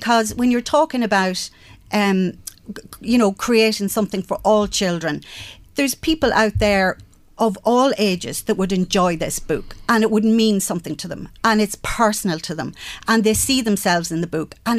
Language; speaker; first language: English; native; English